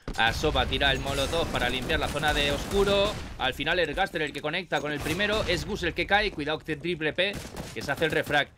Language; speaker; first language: Spanish; native; Spanish